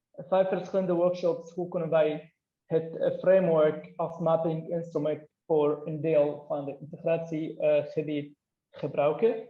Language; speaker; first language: Dutch; non-native, fluent; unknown